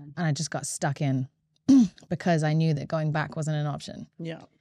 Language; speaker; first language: English; non-native, fluent; Latvian